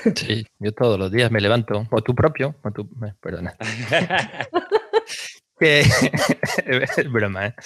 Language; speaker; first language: Spanish; non-native, fluent; French